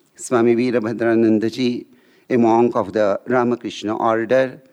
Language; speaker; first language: English; non-native, local second language; Marathi